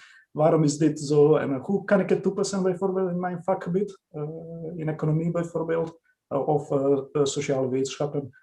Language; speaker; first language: Dutch; non-native, fluent; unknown